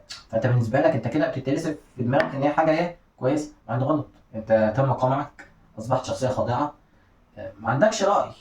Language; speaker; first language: Arabic; native; Arabic